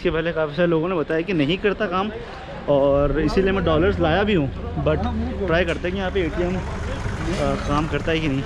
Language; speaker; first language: Hindi; native; Hindi